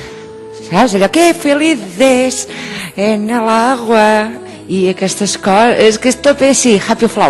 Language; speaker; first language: Catalan; native; Catalan